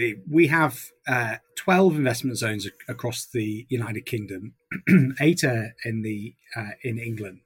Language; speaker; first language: English; native; English